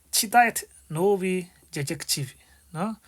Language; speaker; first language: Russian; non-native, fluent; Burmese